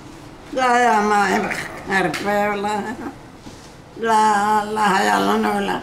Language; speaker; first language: Hebrew; non-native, learner; Arabic